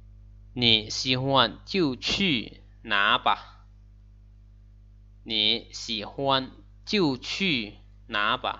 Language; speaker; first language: Chinese; non-native, fluent; Lao